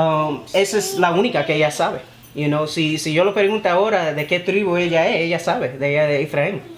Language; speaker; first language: Spanish; early bilingual, heritage; Spanish